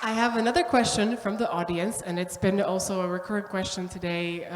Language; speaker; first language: English; non-native, fluent; Slovak